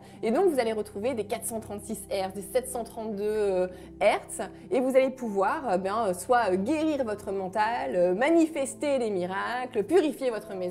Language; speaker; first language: French; native; French